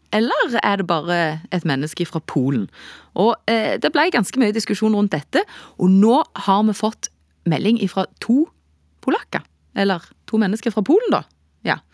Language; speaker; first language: Norwegian; native; Norwegian